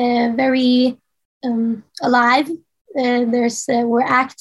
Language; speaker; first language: English; non-native, fluent; Swedish